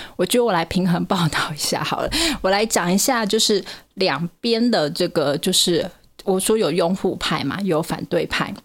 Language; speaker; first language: Chinese; native; Chinese